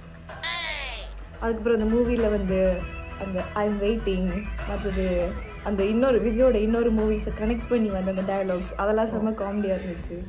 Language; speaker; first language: Tamil; native; Tamil